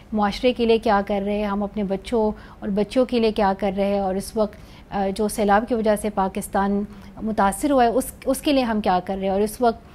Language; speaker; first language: Urdu; non-native, local second language; Pashto